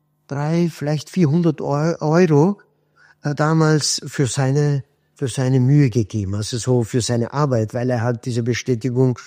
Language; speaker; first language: German; non-native, fluent; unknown